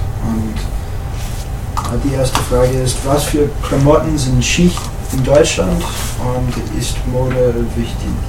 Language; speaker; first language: German; non-native, learner; English